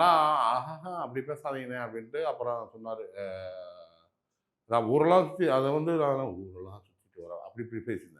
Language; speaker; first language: Tamil; native; Tamil